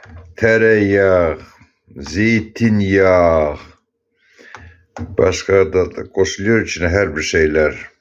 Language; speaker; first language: Turkish; non-native, learner; Russian